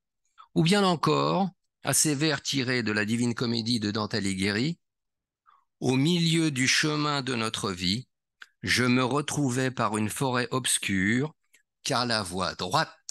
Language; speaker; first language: French; native; French